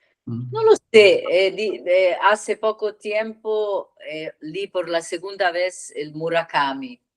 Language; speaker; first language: Spanish; non-native, learner; Italian